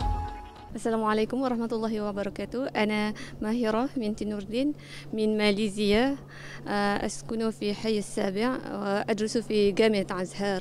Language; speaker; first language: Arabic; non-native, learner; Malay